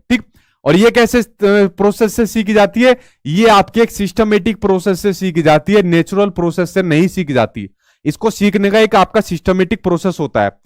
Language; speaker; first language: Hindi; native; Hindi